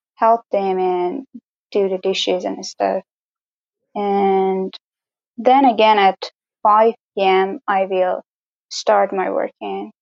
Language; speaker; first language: English; non-native, fluent; Persian